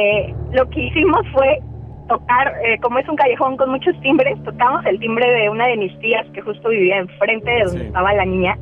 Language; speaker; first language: Spanish; native; Spanish